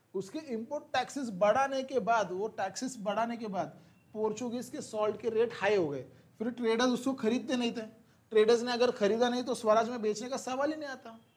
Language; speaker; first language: Hindi; non-native, local second language; Marathi